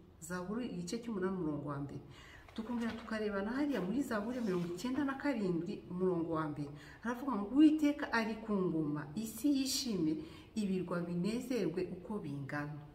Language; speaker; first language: Kinyarwanda; native; Kinyarwanda